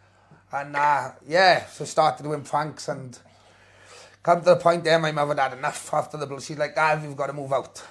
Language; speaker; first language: English; native; English